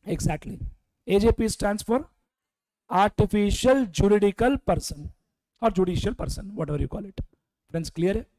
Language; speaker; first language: English; non-native, local second language; Telugu